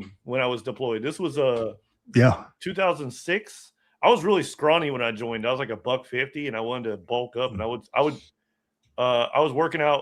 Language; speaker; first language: English; native; English